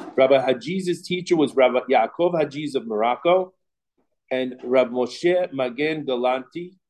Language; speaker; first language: English; native; English